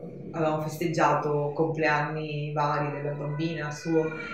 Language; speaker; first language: Italian; native; Italian